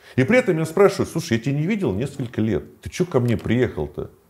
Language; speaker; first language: Russian; native; Russian